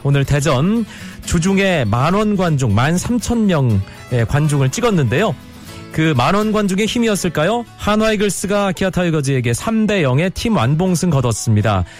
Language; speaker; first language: Korean; native; Korean